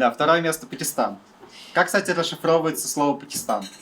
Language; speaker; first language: Russian; native; Russian